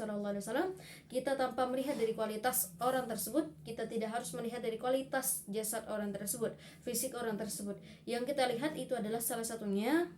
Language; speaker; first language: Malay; non-native, local second language; Madurese